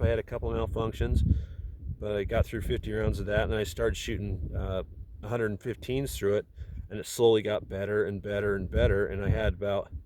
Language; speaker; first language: English; native; English